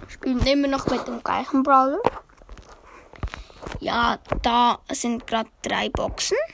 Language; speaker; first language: German; native; German